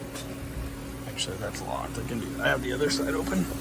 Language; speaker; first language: English; native; English